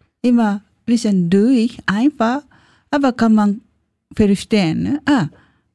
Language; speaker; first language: German; non-native, learner; Japanese